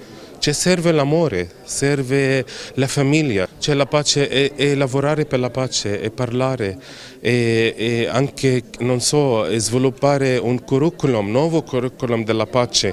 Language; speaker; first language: Italian; non-native, fluent; Arabic